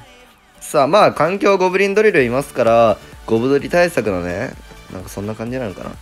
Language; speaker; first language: Japanese; native; Japanese